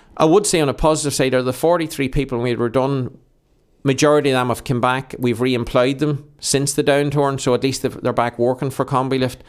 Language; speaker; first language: English; native; English